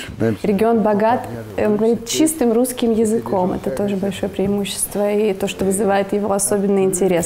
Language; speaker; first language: Russian; native; Russian